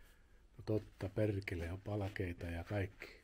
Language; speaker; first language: Finnish; native; Finnish